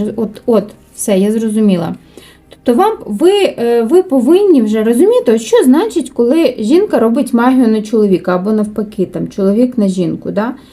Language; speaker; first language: Ukrainian; non-native, local second language; Russian